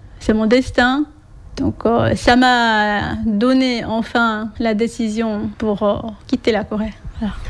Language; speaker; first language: French; non-native, fluent; Korean